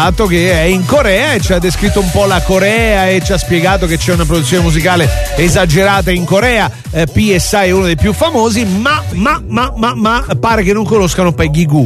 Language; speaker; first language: Italian; native; Italian